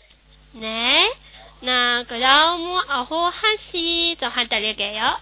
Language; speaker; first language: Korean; non-native, learner; Chinese